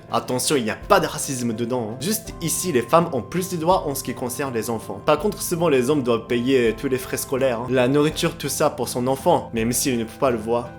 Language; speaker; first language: French; non-native, fluent; Japanese